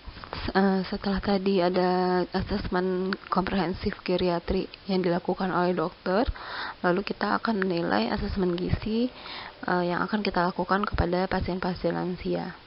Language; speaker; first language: Indonesian; native; Indonesian